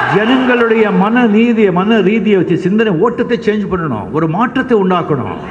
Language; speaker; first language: Tamil; non-native, fluent; Marathi